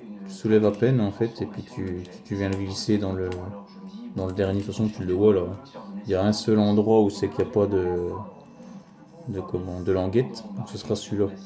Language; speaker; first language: French; native; French